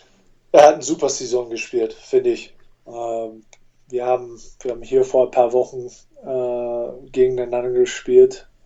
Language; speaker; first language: German; non-native, fluent; English